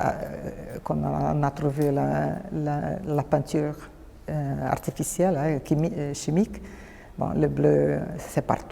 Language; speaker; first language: French; non-native, fluent; Portuguese